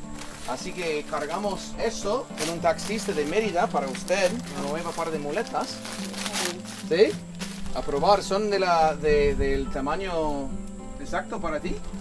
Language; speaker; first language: Spanish; non-native, fluent; English